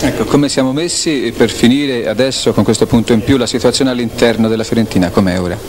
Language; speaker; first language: Italian; native; Italian